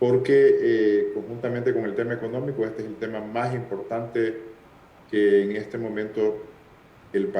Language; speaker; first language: Spanish; native; Spanish